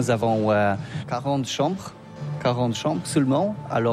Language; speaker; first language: French; non-native, learner; Polish